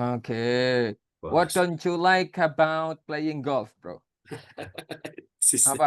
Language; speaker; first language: English; non-native, fluent; Indonesian